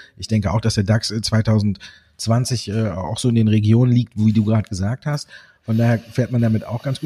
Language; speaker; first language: German; native; German